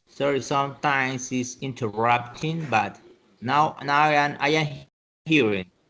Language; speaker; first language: English; non-native, learner; Spanish